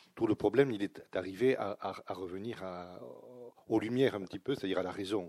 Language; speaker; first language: French; native; French